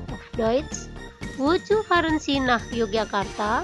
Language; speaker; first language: German; non-native, fluent; Indonesian